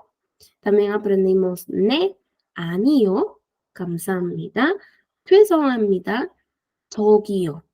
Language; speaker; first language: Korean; non-native, fluent; Spanish